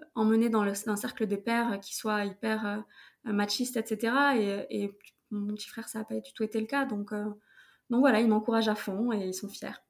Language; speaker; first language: French; native; French